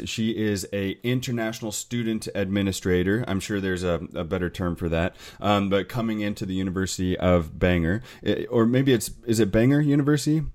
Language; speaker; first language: English; native; English